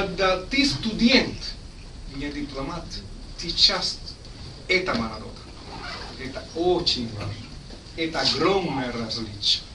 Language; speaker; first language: Russian; non-native, fluent; Spanish